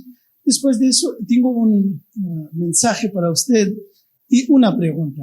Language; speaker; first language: Spanish; non-native, fluent; Pashto